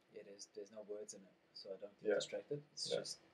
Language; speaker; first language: English; non-native, fluent; German